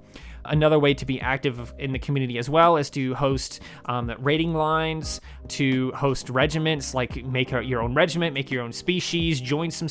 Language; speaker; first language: English; native; English